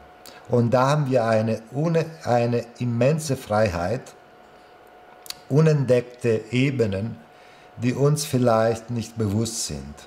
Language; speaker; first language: German; non-native, fluent; Italian